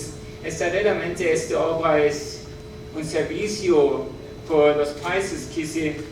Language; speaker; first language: Spanish; non-native, learner; German